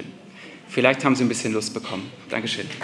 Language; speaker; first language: German; native; German